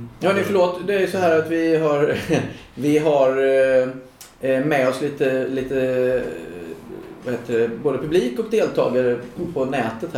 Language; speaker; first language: Swedish; native; Swedish